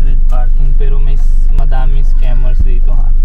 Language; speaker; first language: Filipino; non-native, learner; Hindi